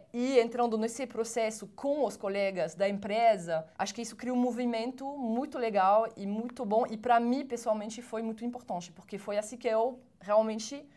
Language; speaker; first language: Portuguese; non-native, fluent; French